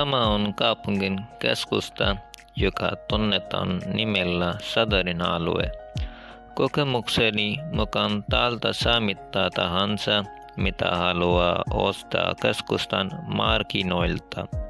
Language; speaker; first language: Finnish; non-native, learner; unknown